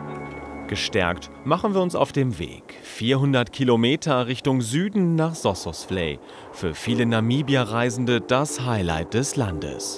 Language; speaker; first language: German; native; German